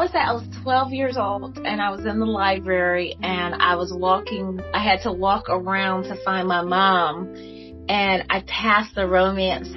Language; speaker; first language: English; native; English